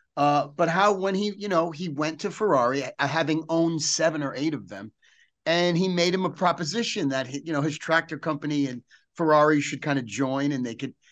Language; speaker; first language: English; native; English